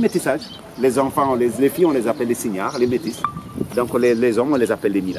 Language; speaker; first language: French; non-native, local second language; Wolof